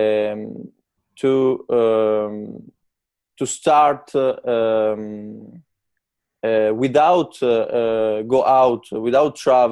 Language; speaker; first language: English; non-native, learner; Italian